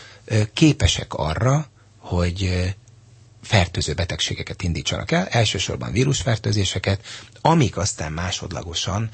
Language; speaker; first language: Hungarian; native; Hungarian